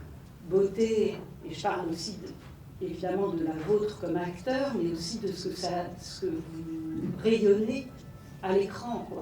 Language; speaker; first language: French; native; French